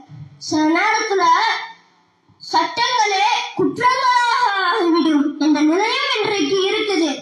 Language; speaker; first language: Tamil; native; Tamil